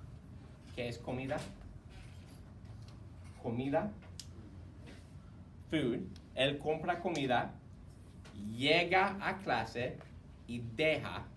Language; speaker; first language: Spanish; non-native, fluent; English